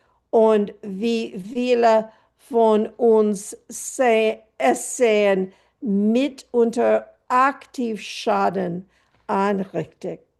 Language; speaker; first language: German; non-native, fluent; English